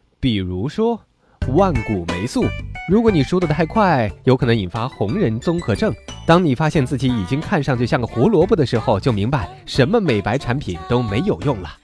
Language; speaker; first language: Chinese; native; Chinese